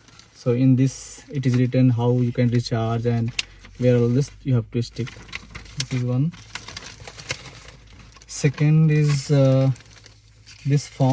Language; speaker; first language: English; non-native, local second language; Hindi